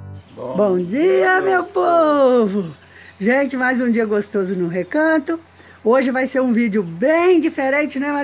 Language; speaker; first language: Portuguese; native; Portuguese